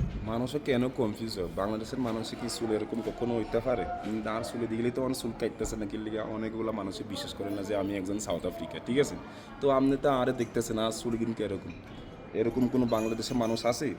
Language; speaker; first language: Bangla; non-native, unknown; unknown